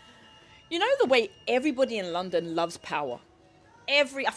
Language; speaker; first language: English; native; English